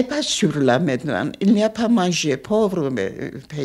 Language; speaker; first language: French; non-native, fluent; Armenian